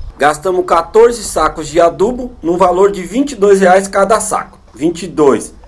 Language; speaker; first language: Portuguese; native; Portuguese